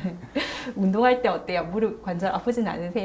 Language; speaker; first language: Korean; native; Korean